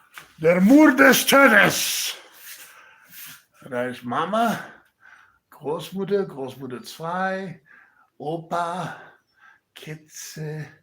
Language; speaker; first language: German; non-native, learner; Spanish